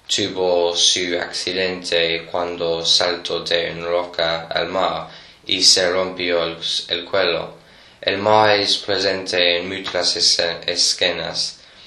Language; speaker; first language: Spanish; non-native, learner; English